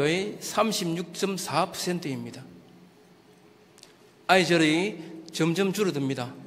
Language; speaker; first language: Korean; native; Korean